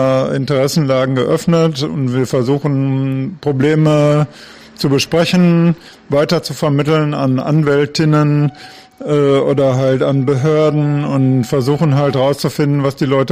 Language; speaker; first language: German; native; German